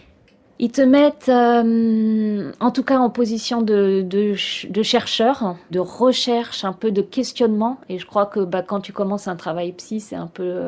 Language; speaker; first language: French; native; French